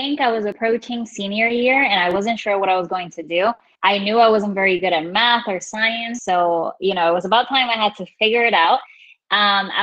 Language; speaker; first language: English; non-native, fluent; Spanish